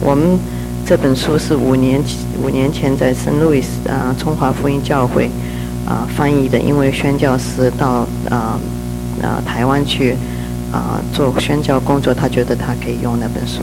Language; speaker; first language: Chinese; early bilingual, heritage; Chinese